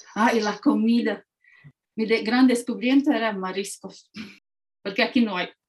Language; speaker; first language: Spanish; non-native, fluent; Latvian